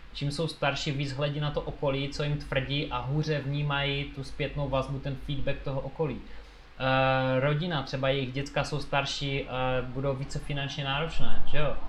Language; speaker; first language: Czech; native; Czech